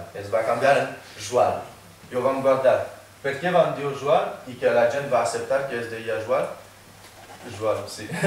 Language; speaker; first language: Catalan; non-native, fluent; French